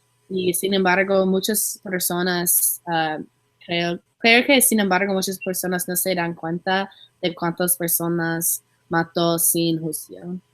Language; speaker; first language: Spanish; non-native, learner; English